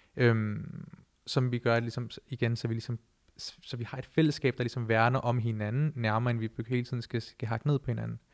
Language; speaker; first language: Danish; early bilingual, other home language; Punjabi